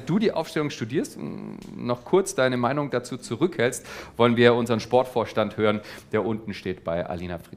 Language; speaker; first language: German; native; German